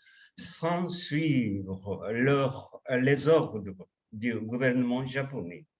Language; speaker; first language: French; non-native, fluent; Japanese